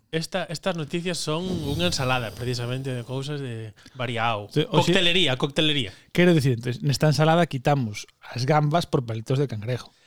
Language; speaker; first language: Galician; non-native, local second language; Spanish